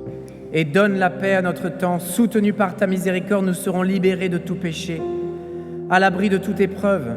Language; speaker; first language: French; native; French